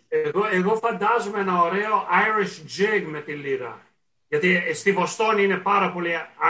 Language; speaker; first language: Greek; early bilingual, heritage; Greek